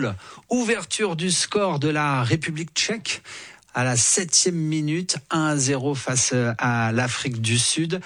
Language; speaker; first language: French; native; French